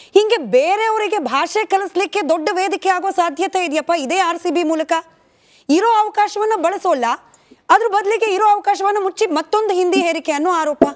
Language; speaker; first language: Kannada; native; Kannada